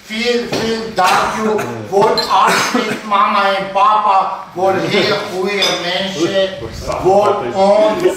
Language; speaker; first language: Dutch; non-native, learner; Armenian